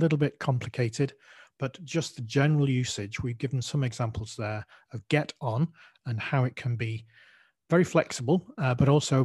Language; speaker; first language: English; native; English